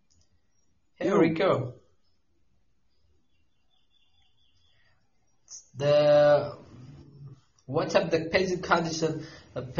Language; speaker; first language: English; non-native, local second language; Bangla